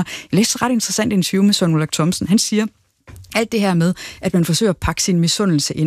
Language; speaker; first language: Danish; native; Danish